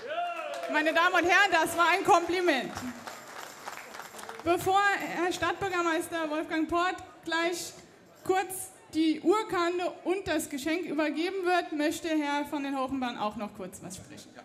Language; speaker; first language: German; native; German